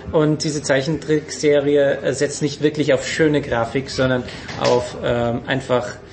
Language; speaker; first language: German; non-native, fluent; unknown